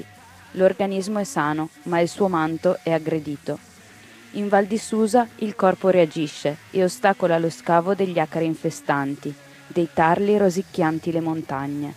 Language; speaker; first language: Italian; native; Italian